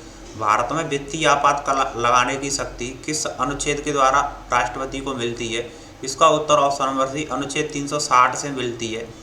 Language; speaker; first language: Hindi; native; Hindi